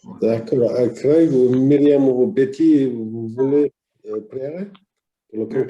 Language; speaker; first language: French; non-native, learner; English